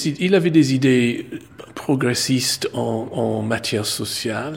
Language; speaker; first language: French; non-native, fluent; English